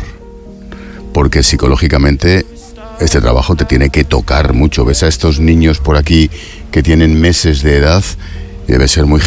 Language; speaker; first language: Spanish; native; Spanish